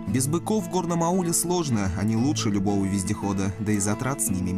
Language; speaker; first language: Russian; native; Russian